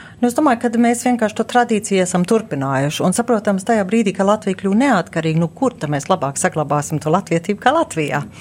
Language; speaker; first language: Latvian; early bilingual, heritage; Latvian